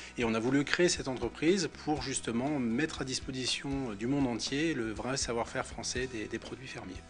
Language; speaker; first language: French; native; French